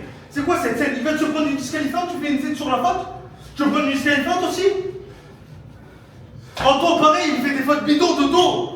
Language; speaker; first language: French; native; French